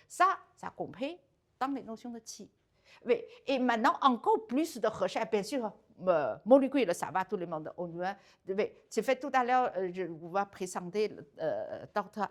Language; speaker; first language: French; non-native, learner; Chinese